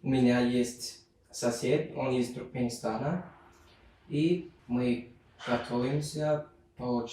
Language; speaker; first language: Russian; non-native, learner; Turkmen